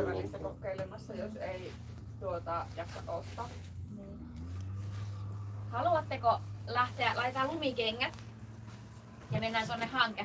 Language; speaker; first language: Finnish; native; Finnish